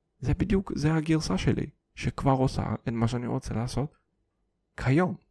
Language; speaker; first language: Hebrew; non-native, fluent; Russian